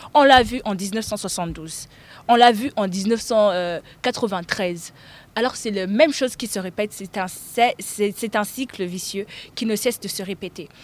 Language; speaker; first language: French; non-native, local second language; Rundi